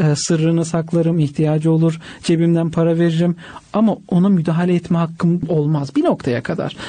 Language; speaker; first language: Turkish; native; Turkish